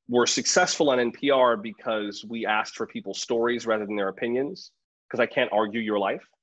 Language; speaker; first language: English; native; English